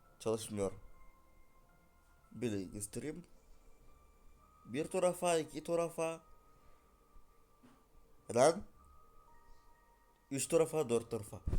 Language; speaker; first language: Turkish; non-native, learner; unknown